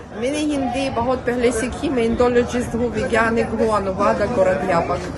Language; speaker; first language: Hindi; non-native, fluent; Ukrainian